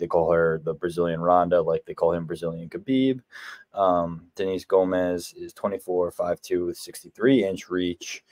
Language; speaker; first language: English; native; English